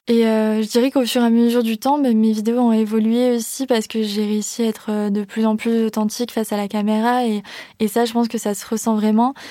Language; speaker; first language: French; native; French